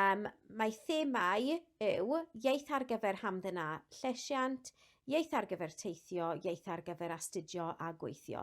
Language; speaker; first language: Welsh; non-native, local second language; English